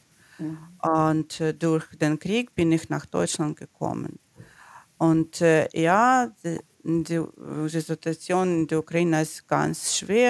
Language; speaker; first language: German; non-native, learner; Ukrainian